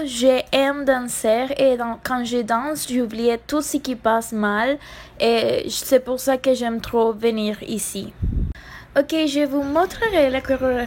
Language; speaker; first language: French; non-native, learner; Spanish